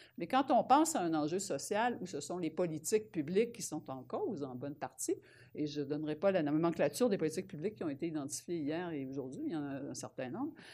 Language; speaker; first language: French; native; French